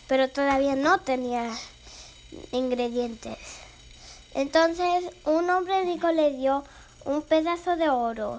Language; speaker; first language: Spanish; early bilingual, heritage; Spanish